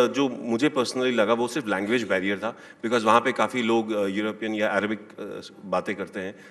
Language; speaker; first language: Hindi; native; Hindi